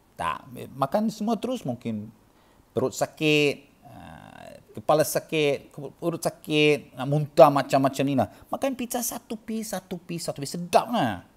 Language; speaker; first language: Malay; non-native, learner; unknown